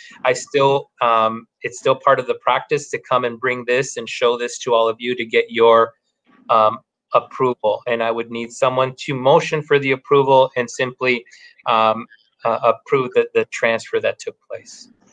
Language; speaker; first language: English; early bilingual, other home language; Spanish